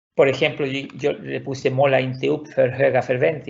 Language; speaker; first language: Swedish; non-native, fluent; Spanish